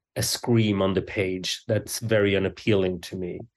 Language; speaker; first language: English; early bilingual, other home language; Swedish